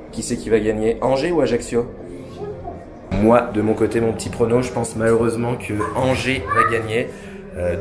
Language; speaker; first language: French; native; French